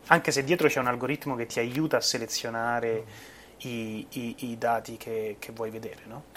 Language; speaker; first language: Italian; native; Italian